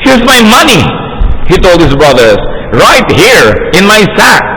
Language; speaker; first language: English; non-native, local second language; Filipino